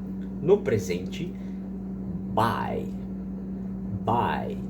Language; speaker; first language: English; non-native, fluent; Portuguese